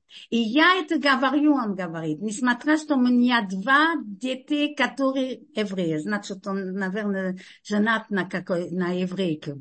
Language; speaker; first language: Russian; non-native, fluent; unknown